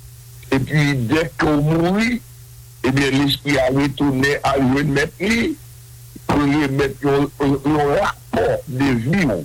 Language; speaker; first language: French; non-native, local second language; Haitian Creole